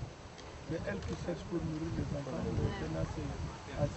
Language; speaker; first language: French; non-native, local second language; Arabic